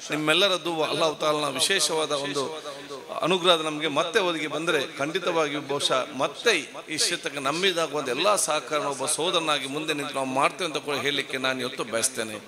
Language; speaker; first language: Kannada; non-native, local second language; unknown